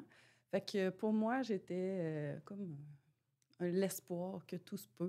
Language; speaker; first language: French; native; French